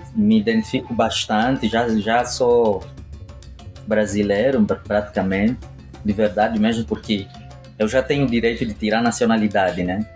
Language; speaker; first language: Portuguese; native; Portuguese